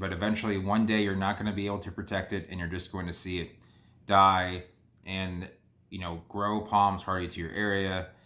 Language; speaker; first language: English; native; English